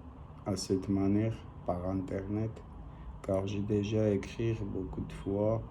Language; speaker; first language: French; non-native, learner; Armenian